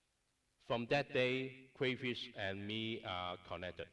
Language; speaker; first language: English; non-native, learner; Cantonese